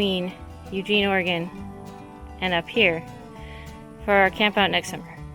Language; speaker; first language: English; native; English